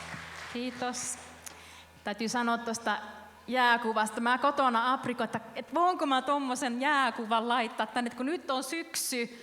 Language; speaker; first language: Finnish; native; Finnish